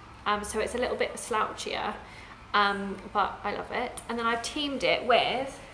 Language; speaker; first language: English; native; English